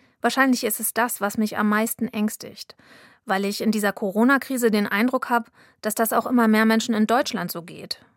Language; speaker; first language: German; native; German